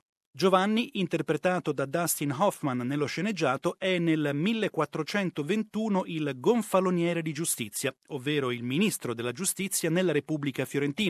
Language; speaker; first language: Italian; native; Italian